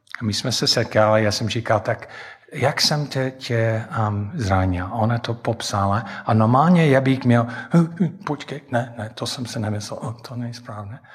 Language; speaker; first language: Czech; non-native, fluent; English